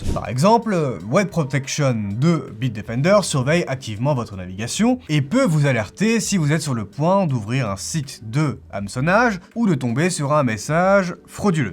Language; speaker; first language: French; native; French